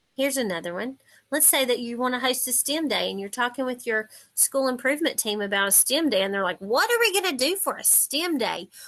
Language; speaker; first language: English; native; English